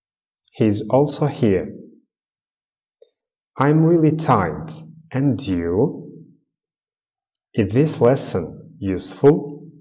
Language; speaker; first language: English; non-native, fluent; Uzbek